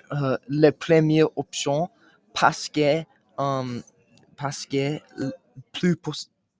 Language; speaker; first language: French; non-native, learner; English